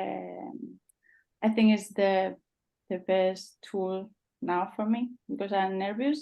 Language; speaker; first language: English; non-native, learner; Spanish